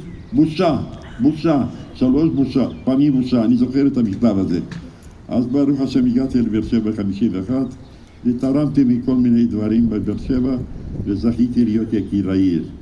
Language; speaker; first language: Hebrew; non-native, fluent; Romanian